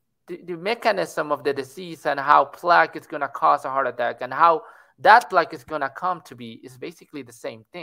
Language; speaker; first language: English; non-native, fluent; Spanish